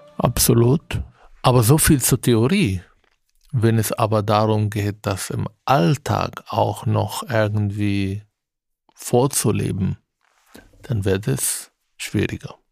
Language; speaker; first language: German; non-native, fluent; Arabic